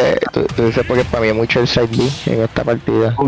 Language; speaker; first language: Spanish; native; Spanish